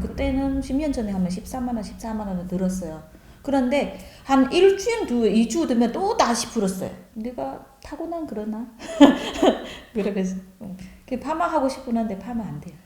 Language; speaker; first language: Korean; non-native, learner; Vietnamese